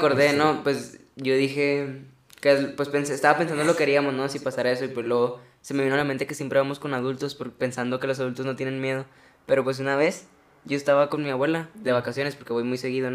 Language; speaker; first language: Spanish; native; Spanish